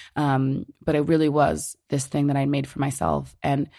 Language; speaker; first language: English; native; English